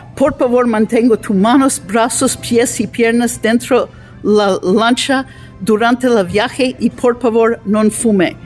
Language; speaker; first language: Spanish; non-native, learner; English